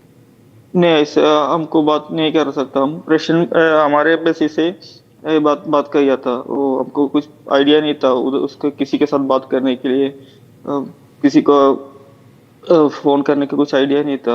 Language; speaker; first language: Hindi; non-native, local second language; Malayalam